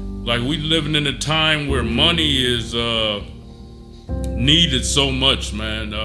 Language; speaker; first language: English; native; English